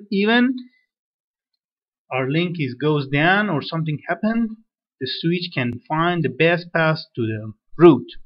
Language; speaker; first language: English; non-native, fluent; Persian